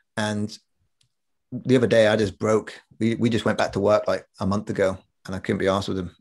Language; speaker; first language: English; native; English